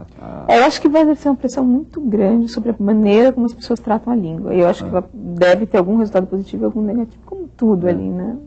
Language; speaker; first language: Portuguese; native; Portuguese